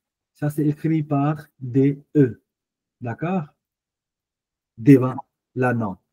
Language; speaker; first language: French; non-native, fluent; Hindi